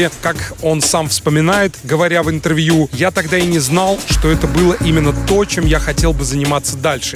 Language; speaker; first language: Russian; native; Russian